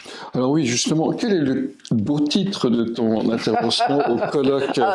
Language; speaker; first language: French; native; French